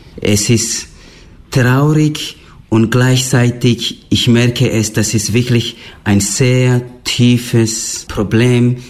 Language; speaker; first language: German; non-native, fluent; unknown